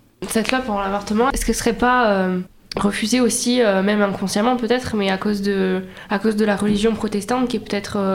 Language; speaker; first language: French; native; French